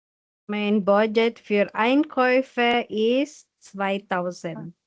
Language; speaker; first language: German; non-native, learner; Filipino